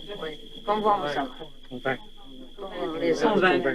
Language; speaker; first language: French; non-native, learner; Vietnamese